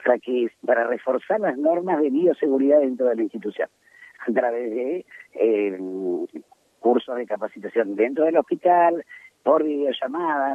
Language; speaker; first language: Spanish; native; Spanish